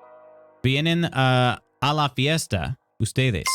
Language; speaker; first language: Spanish; non-native, learner; English